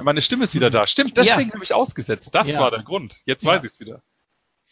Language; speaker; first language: German; native; German